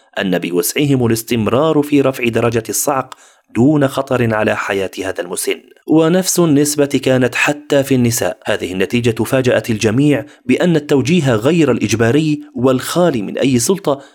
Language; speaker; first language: Arabic; native; Arabic